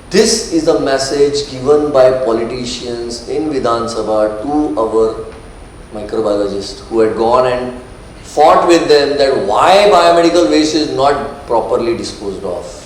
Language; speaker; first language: English; non-native, local second language; Marathi